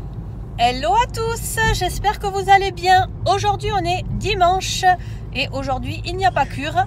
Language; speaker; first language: French; native; French